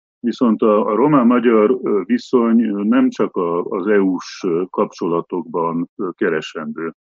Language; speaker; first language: Hungarian; native; Hungarian